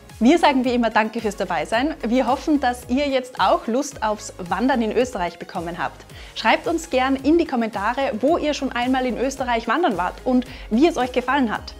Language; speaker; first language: German; native; German